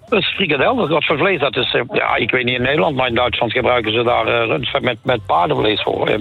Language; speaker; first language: Dutch; early bilingual, heritage; Dutch